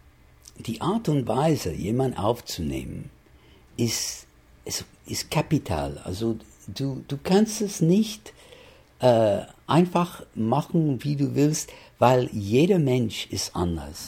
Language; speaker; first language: German; non-native, fluent; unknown